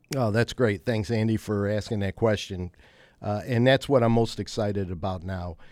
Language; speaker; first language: English; native; English